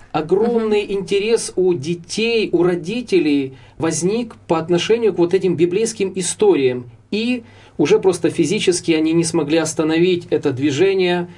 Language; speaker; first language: Russian; native; Russian